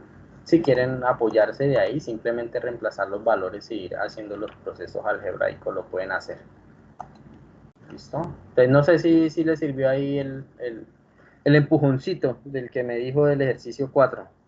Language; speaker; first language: Spanish; native; Spanish